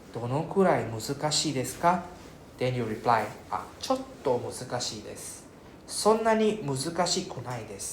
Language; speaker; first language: Japanese; non-native, fluent; English